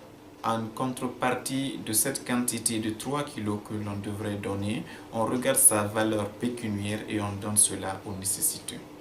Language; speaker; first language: French; non-native, local second language; Fula